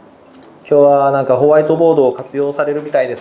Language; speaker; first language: Japanese; native; Japanese